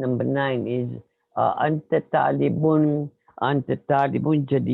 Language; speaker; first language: Arabic; non-native, learner; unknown